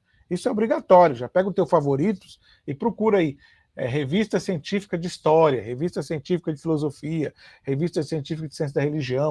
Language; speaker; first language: Portuguese; native; Portuguese